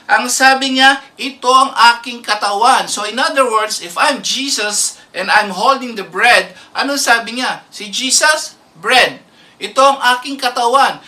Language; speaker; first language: Filipino; native; Filipino